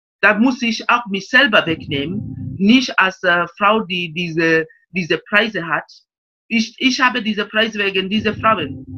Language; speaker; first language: German; non-native, fluent; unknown